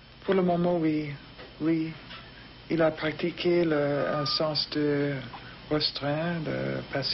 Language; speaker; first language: French; non-native, learner; English